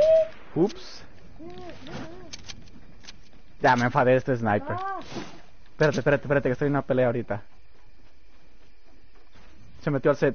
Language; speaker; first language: Spanish; native; Spanish